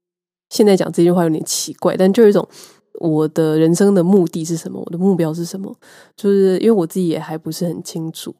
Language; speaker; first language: Chinese; native; Chinese